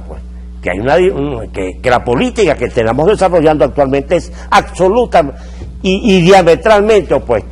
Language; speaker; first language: Spanish; native; Spanish